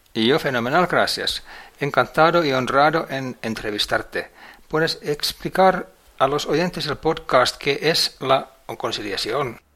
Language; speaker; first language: Spanish; non-native, fluent; English